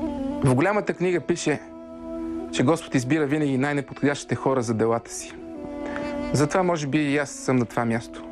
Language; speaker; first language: Bulgarian; native; Bulgarian